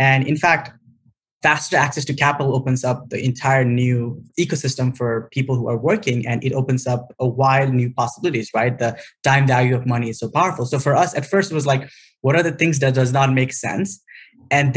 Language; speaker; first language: English; non-native, local second language; Nepali